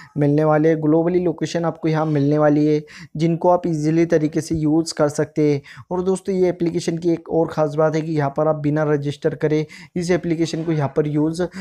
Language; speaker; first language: Hindi; native; Hindi